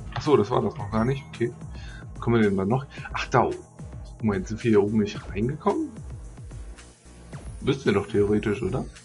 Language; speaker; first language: German; native; German